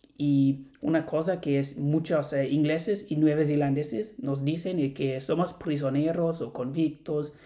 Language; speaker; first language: Spanish; non-native, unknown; English